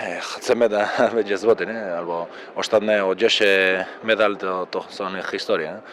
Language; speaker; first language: Polish; non-native, learner; Spanish